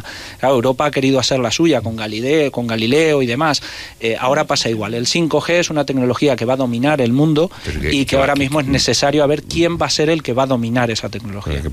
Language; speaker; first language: Spanish; native; Spanish